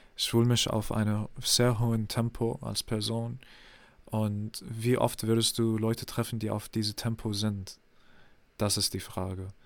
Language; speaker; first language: German; non-native, fluent; English